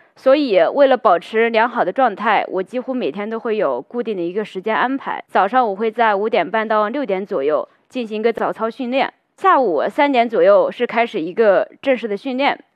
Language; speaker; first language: Chinese; native; Chinese